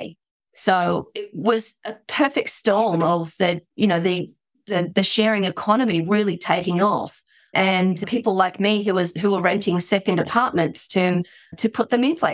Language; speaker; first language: English; native; English